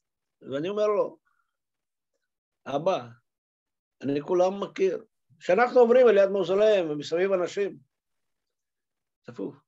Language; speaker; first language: Hebrew; non-native, fluent; Russian